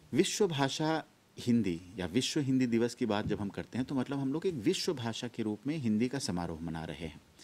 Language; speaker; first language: Hindi; early bilingual, heritage; Hindi